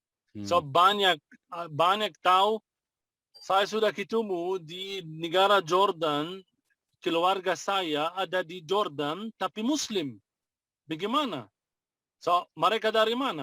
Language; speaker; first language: Indonesian; non-native, fluent; Arabic